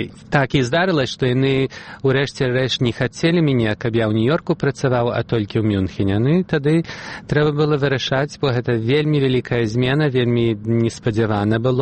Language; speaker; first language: Belarusian; early bilingual, heritage; Belarusian